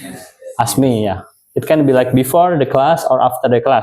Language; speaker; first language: English; non-native, fluent; Indonesian